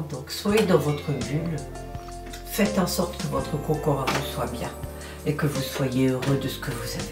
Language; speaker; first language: French; native; French